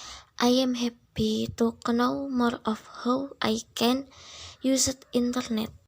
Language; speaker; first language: English; non-native, learner; Indonesian